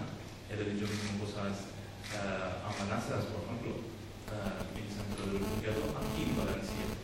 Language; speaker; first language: Spanish; non-native, learner; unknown